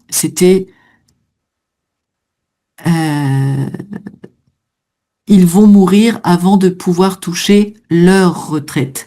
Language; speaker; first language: French; native; French